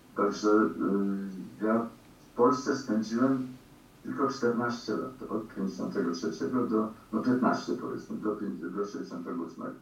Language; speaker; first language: Polish; early bilingual, heritage; Polish